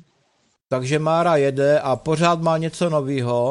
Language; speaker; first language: Czech; native; Czech